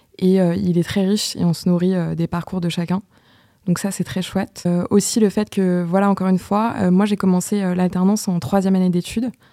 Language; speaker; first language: French; native; French